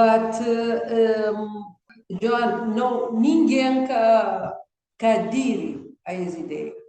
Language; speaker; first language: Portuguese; non-native, local second language; Kabuverdianu